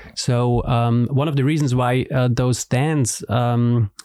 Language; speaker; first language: English; non-native, fluent; German